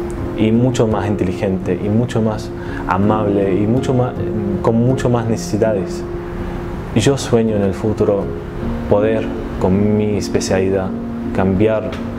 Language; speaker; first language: Spanish; non-native, fluent; Arabic